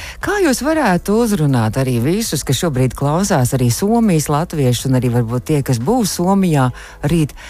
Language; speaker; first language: Latvian; native; Latvian